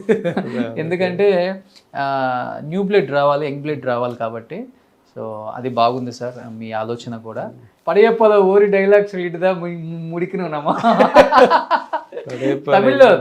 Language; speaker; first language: Telugu; native; Telugu